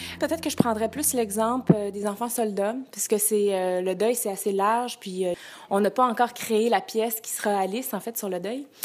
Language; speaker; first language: French; native; French